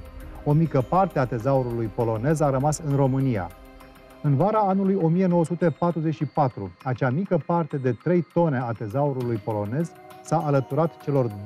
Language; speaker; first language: Romanian; native; Romanian